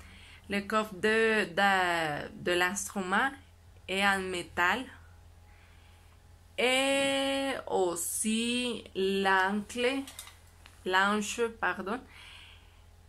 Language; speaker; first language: French; non-native, learner; Spanish